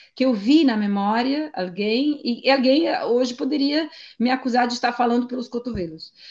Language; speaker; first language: Portuguese; non-native, fluent; Italian